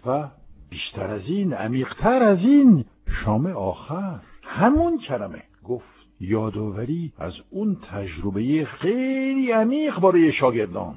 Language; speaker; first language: Persian; non-native, fluent; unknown